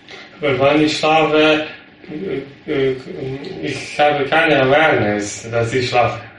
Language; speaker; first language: German; non-native, learner; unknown